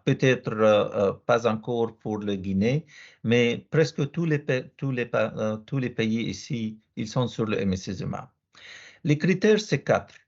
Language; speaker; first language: French; non-native, learner; Arabic